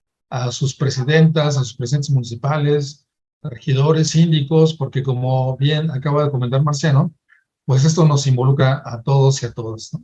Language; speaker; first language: Spanish; native; Spanish